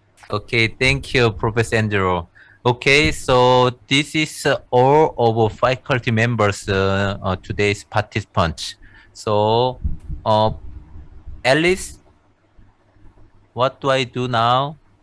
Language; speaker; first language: English; non-native, fluent; Korean